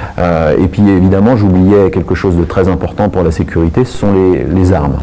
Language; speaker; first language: French; native; French